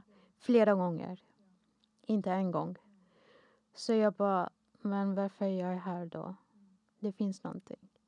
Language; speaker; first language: Swedish; non-native, fluent; Arabic